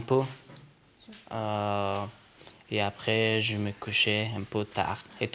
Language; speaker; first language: French; non-native, learner; Persian